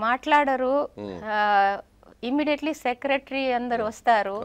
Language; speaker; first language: Telugu; non-native, local second language; Tamil